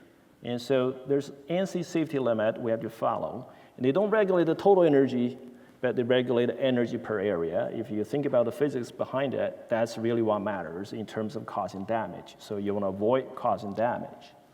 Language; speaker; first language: English; non-native, fluent; Chinese